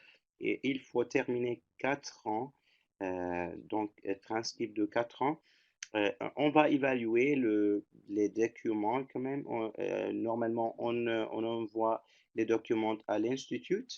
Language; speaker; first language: French; non-native, fluent; Turkish